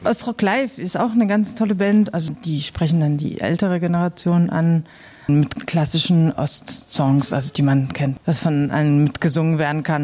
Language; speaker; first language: German; native; German